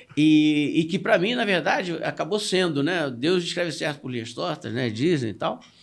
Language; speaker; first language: Portuguese; native; Portuguese